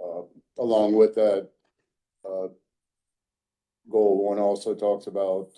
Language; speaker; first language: English; native; English